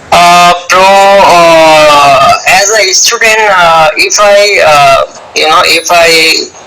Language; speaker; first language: English; non-native, learner; Bangla